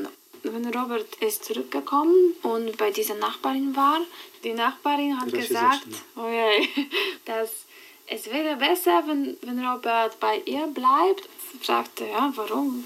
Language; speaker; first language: German; non-native, fluent; Polish